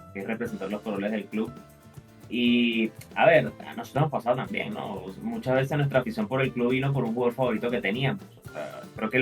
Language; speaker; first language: Spanish; native; Spanish